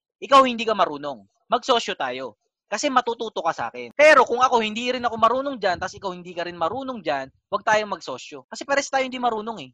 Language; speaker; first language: Filipino; native; Filipino